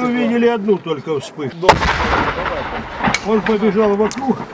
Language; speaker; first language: Russian; native; Russian